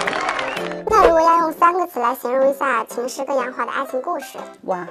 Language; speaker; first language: Chinese; native; Chinese